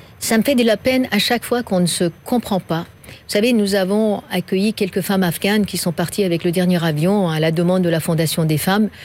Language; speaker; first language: French; non-native, fluent; Persian